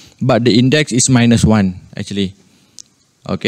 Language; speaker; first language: English; non-native, local second language; Malay